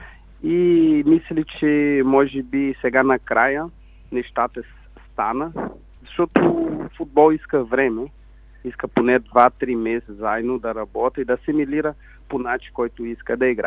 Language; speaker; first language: Bulgarian; non-native, learner; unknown